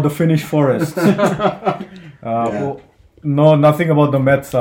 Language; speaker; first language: English; non-native, local second language; Hindi